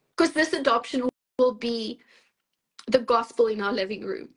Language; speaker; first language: English; non-native, local second language; Afrikaans